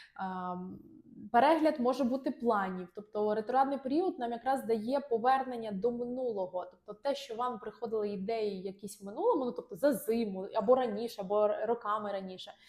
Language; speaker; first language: Ukrainian; non-native, local second language; Russian